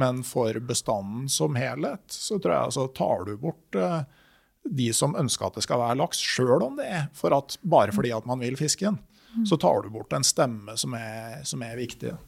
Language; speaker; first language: Norwegian; native; Norwegian